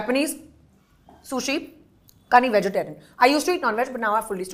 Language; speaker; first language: Telugu; non-native, learner; Hindi